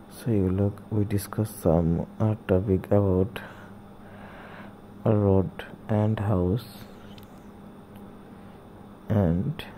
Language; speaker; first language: English; non-native, learner; Bangla